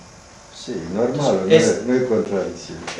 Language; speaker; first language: Spanish; non-native, learner; Romanian